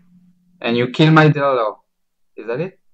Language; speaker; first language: English; non-native, learner; Spanish